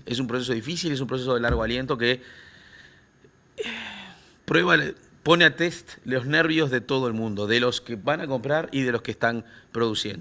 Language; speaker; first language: Spanish; native; Spanish